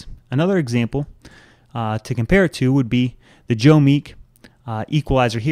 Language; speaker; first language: English; native; English